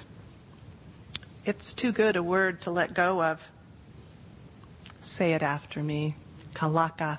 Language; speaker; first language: English; native; English